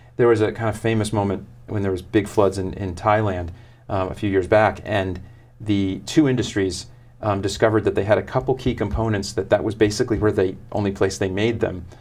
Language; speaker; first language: English; native; English